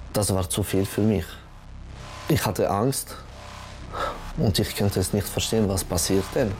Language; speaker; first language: German; non-native, local second language; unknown